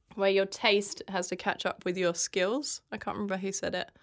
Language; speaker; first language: English; native; English